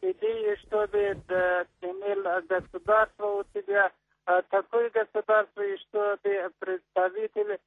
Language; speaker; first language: Russian; non-native, learner; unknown